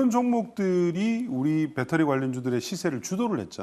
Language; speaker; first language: Korean; native; Korean